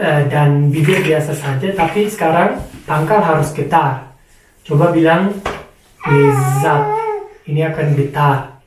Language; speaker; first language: Indonesian; non-native, fluent; German